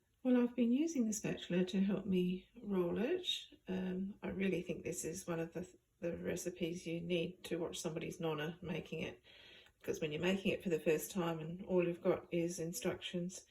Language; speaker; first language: English; native; English